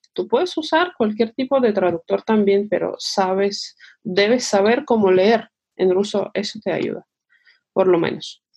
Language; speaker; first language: Spanish; non-native, fluent; Russian